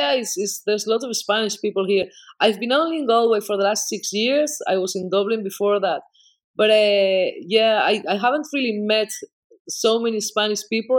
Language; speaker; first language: English; non-native, fluent; Spanish